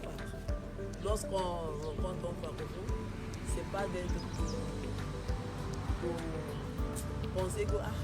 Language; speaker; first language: French; non-native, fluent; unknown